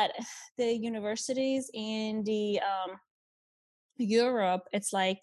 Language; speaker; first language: English; non-native, fluent; Persian